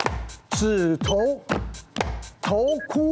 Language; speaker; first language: Chinese; native; Chinese